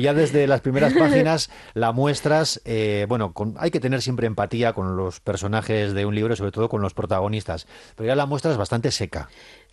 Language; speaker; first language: Spanish; native; Spanish